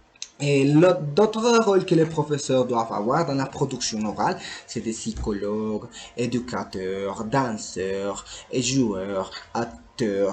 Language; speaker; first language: French; non-native, learner; Spanish